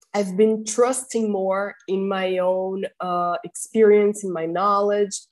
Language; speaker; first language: English; non-native, fluent; Portuguese